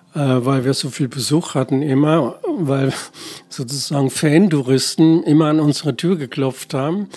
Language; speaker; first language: German; native; German